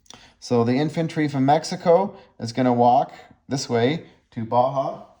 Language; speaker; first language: English; native; English